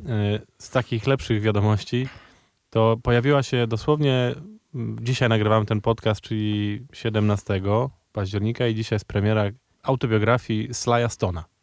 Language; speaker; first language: Polish; native; Polish